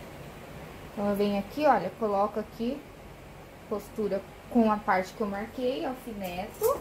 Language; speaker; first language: Portuguese; native; Portuguese